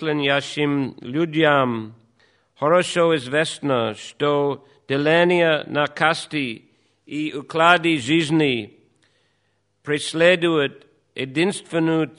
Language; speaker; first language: Russian; non-native, fluent; English